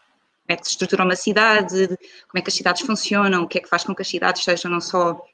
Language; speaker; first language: Portuguese; native; Portuguese